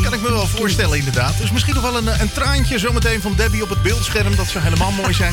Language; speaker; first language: Dutch; native; Dutch